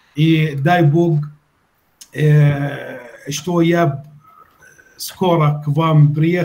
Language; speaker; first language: Russian; non-native, fluent; Arabic